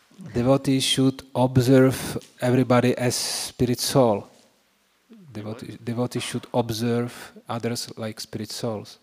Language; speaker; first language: English; non-native, fluent; Czech